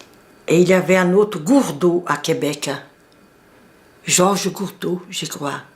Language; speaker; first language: French; non-native, fluent; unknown